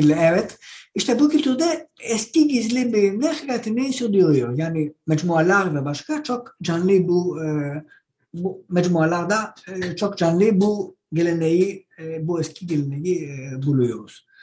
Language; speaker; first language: Turkish; non-native, fluent; Greek